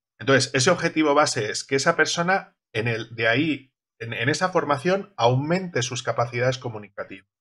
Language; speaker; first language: Spanish; native; Spanish